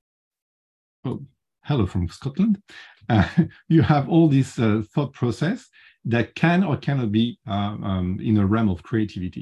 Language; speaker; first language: English; non-native, fluent; French